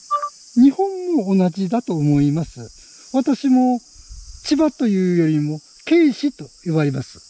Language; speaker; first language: Japanese; native; Japanese